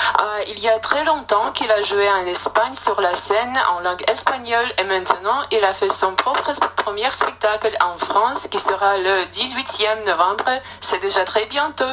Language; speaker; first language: French; non-native, fluent; Russian